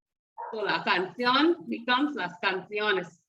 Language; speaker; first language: Spanish; non-native, fluent; English